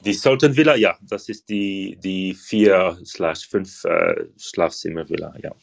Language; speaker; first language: German; non-native, learner; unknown